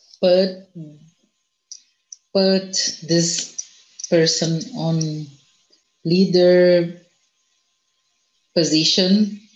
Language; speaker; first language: English; non-native, learner; Portuguese